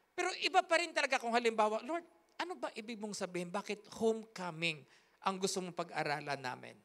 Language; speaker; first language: Filipino; native; Filipino